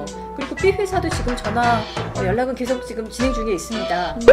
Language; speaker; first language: Korean; native; Korean